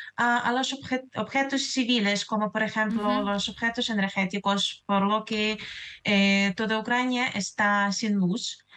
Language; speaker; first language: Spanish; non-native, fluent; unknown